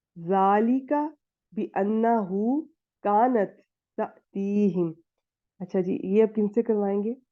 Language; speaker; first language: Urdu; native; Urdu